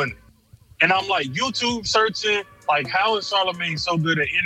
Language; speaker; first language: English; native; English